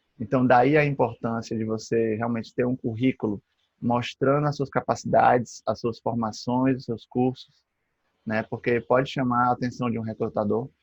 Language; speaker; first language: Portuguese; native; Portuguese